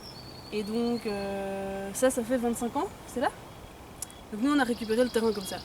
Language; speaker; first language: French; native; French